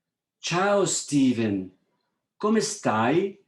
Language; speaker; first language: Italian; non-native, fluent; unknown